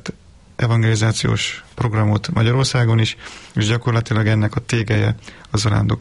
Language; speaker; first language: Hungarian; native; Hungarian